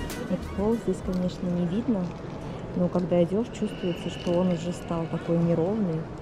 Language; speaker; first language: Russian; native; Russian